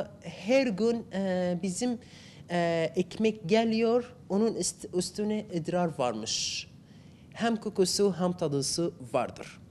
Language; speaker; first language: Turkish; non-native, learner; Arabic